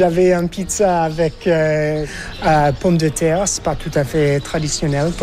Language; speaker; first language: French; non-native, learner; English